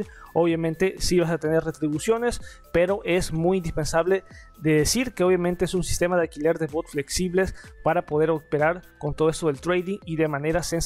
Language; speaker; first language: Spanish; native; Spanish